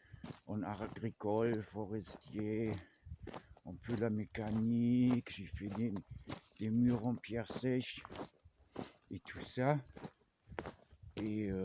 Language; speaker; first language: French; non-native, fluent; German